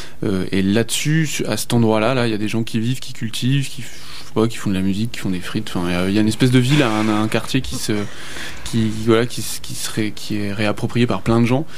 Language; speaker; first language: French; native; French